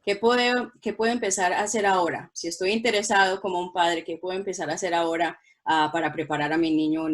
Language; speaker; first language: Spanish; non-native, local second language; English